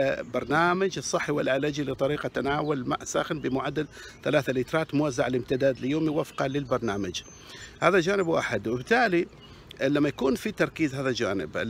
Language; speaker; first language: Arabic; native; Arabic